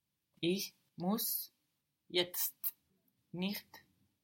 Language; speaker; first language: German; non-native, learner; English